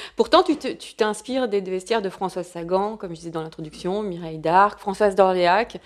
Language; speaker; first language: French; native; French